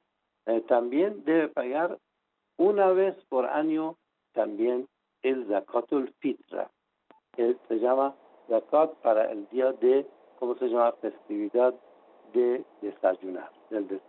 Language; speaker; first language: Spanish; non-native, fluent; Persian